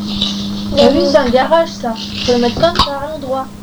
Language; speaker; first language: French; native; French